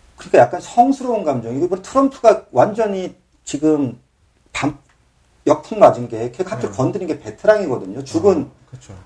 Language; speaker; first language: Korean; native; Korean